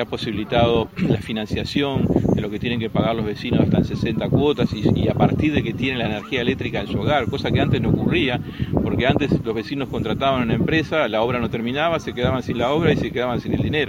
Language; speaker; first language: Spanish; native; Spanish